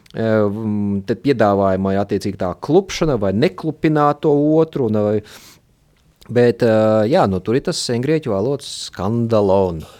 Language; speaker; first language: Latvian; native; Latvian